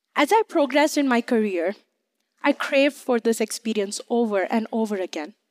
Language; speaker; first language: English; non-native, local second language; Hindi